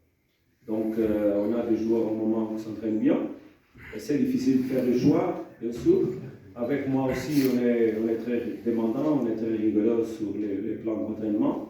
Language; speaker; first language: French; non-native, fluent; Portuguese